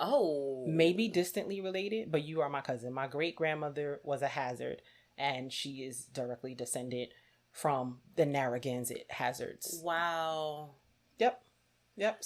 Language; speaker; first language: English; native; English